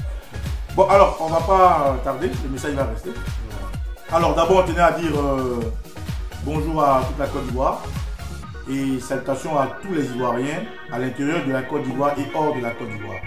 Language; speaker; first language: French; native; French